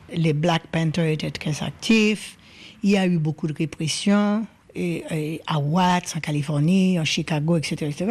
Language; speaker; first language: French; non-native, local second language; Haitian Creole